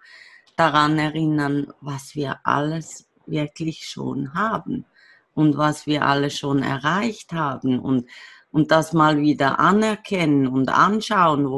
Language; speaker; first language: German; native; German